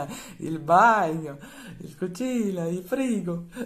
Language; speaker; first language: Italian; non-native, learner; Portuguese